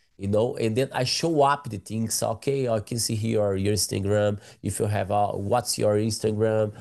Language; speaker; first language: English; non-native, learner; Portuguese